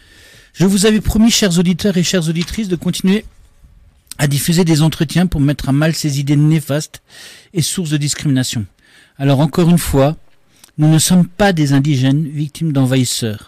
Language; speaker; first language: French; native; French